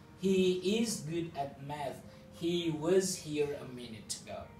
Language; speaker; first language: English; non-native, fluent; Indonesian